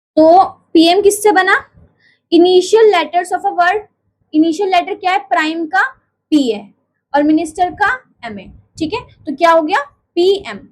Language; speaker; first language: Hindi; native; Hindi